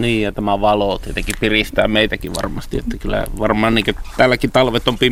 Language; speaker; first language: Finnish; native; Finnish